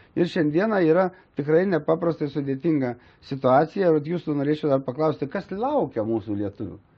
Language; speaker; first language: Lithuanian; native; Lithuanian